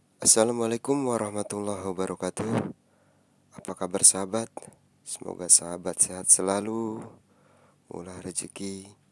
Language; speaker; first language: Indonesian; non-native, local second language; Sundanese